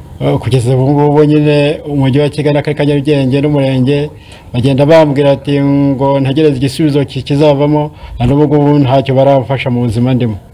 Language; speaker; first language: Kinyarwanda; native; Kinyarwanda